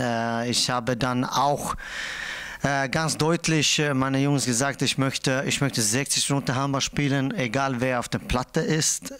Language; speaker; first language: German; non-native, fluent; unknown